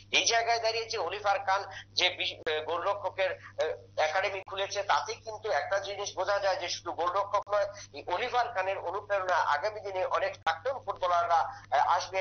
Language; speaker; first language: Bangla; native; Bangla